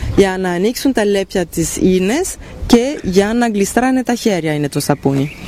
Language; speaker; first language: Greek; non-native, fluent; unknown